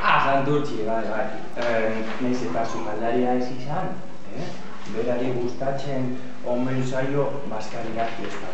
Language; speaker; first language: Basque; non-native, learner; Spanish